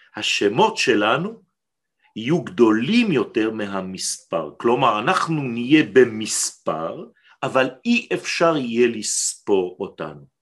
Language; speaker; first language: Hebrew; non-native, fluent; French